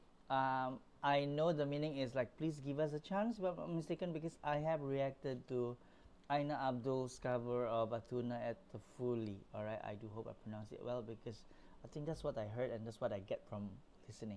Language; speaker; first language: English; non-native, local second language; Malay